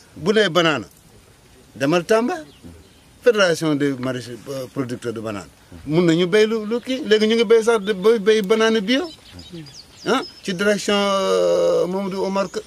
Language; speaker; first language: Wolof; native; Wolof